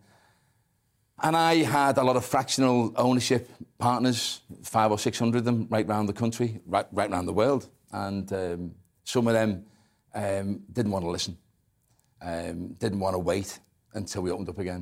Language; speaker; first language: English; native; English